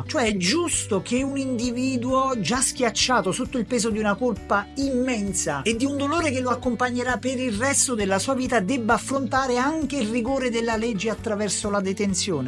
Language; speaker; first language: Italian; native; Italian